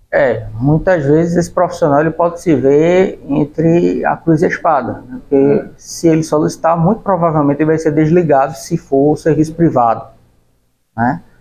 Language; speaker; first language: Portuguese; native; Portuguese